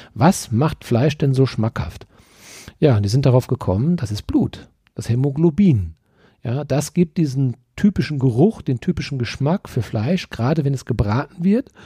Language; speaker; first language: German; native; German